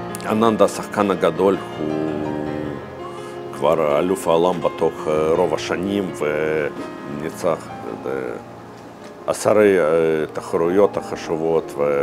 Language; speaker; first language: Hebrew; non-native, fluent; Russian